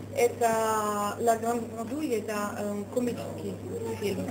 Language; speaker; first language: Russian; non-native, fluent; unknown